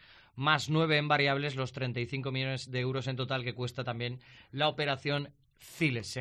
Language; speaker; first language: Spanish; native; Spanish